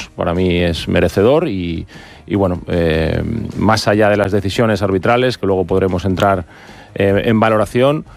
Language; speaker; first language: Spanish; native; Spanish